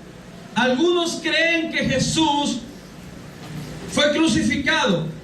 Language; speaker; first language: Spanish; native; Spanish